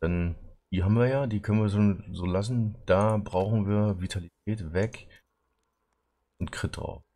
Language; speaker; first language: German; native; German